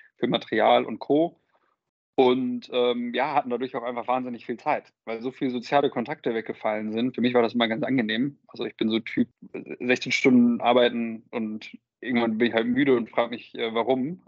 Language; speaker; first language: German; native; German